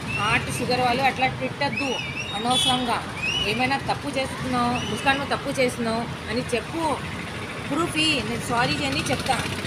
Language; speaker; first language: Telugu; non-native, local second language; Urdu